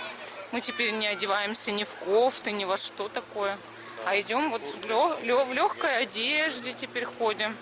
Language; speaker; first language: Russian; native; Russian